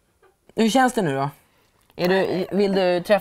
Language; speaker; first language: Swedish; native; Swedish